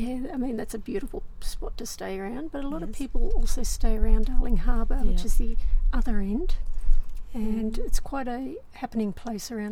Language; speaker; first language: English; native; English